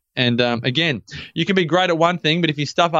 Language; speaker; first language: English; native; English